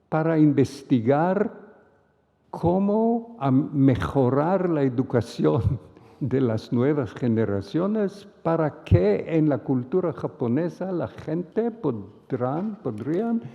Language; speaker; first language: Spanish; non-native, fluent; Hebrew